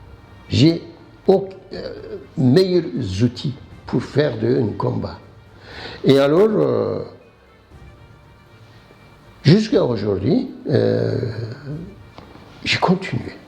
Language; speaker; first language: French; non-native, learner; Turkish